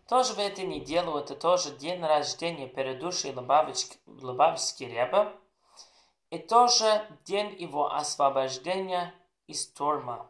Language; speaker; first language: Russian; non-native, learner; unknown